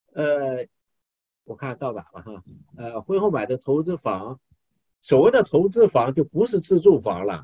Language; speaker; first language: Chinese; native; Chinese